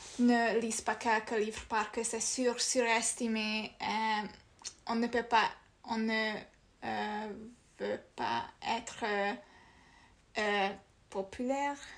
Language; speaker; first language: French; non-native, learner; Hungarian